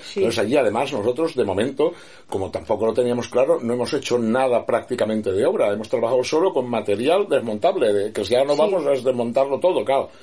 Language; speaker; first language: Spanish; native; Spanish